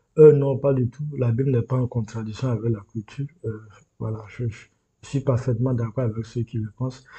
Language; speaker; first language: French; non-native, local second language; Yoruba